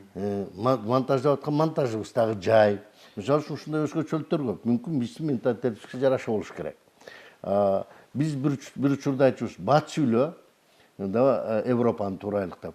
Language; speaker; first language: Kyrgyz; native; Kyrgyz